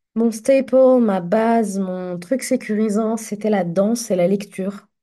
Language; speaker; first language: French; non-native, local second language; Arabic